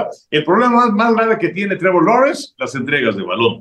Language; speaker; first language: Spanish; native; Spanish